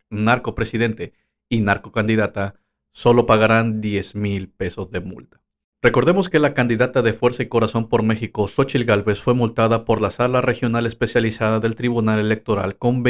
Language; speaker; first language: Spanish; native; Spanish